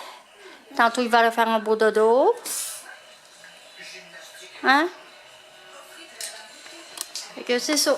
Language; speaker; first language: French; native; French